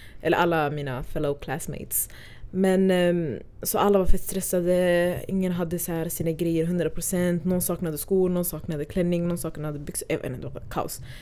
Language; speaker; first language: Swedish; early bilingual, other home language; Somali